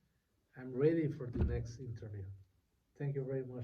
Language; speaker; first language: English; non-native, learner; Spanish